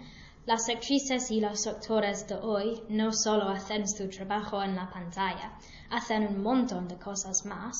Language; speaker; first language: Spanish; non-native, learner; English